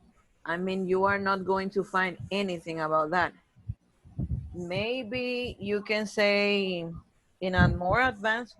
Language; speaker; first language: English; non-native, fluent; Spanish